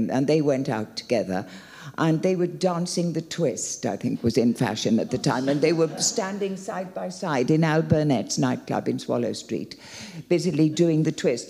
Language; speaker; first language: English; native; English